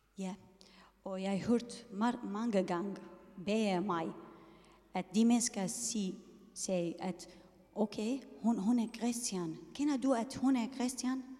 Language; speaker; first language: Danish; non-native, learner; Arabic